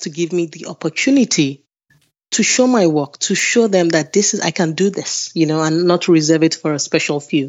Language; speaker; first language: English; non-native, local second language; Yoruba